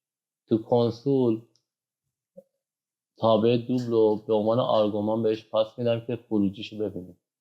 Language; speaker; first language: Persian; native; Persian